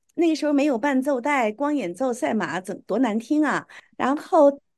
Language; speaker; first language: Chinese; native; Chinese